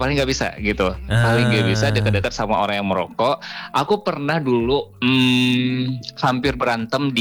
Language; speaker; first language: Indonesian; native; Indonesian